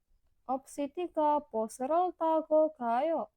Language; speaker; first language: Korean; non-native, learner; Indonesian